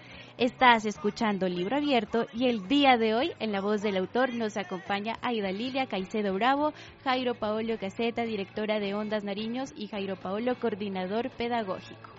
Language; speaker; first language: Spanish; native; Spanish